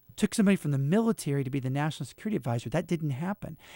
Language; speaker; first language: English; native; English